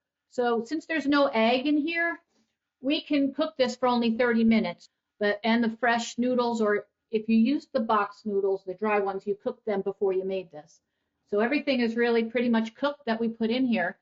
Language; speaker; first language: English; native; English